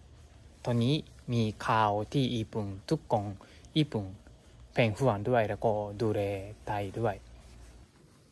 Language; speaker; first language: Thai; non-native, learner; Japanese